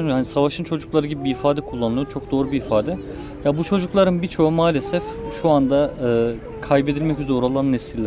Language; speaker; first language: Turkish; native; Turkish